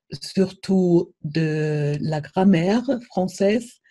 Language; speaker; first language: French; non-native, fluent; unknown